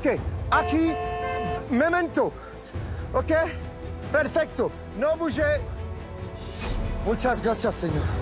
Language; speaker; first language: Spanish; non-native, learner; French